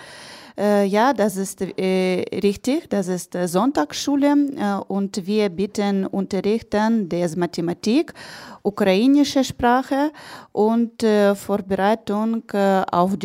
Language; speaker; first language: German; non-native, learner; Ukrainian